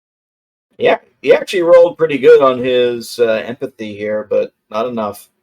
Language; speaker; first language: English; native; English